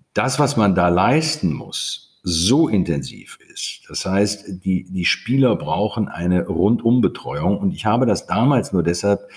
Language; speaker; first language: German; native; German